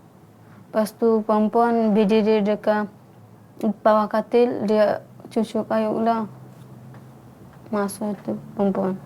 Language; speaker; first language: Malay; non-native, learner; Bangla